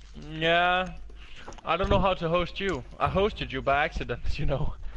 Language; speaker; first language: English; non-native, fluent; Danish